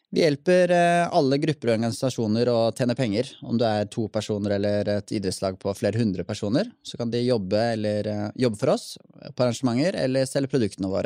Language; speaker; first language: Norwegian; native; Norwegian